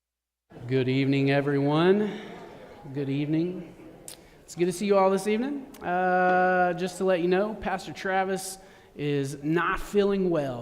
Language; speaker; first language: English; native; English